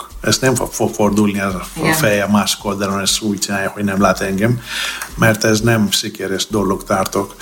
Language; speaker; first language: Hungarian; non-native, learner; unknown